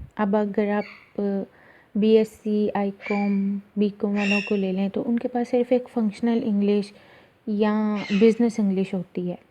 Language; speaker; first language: Urdu; non-native, local second language; Punjabi